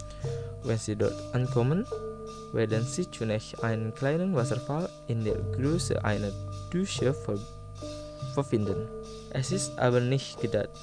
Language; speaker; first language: German; non-native, fluent; Indonesian